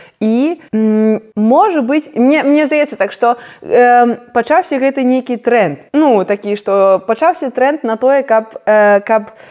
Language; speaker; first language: Belarusian; non-native, local second language; Russian